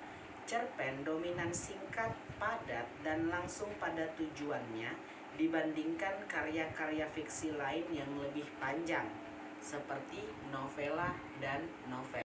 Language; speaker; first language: Indonesian; native; Indonesian